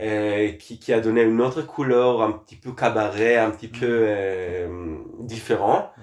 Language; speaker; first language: French; non-native, fluent; Hebrew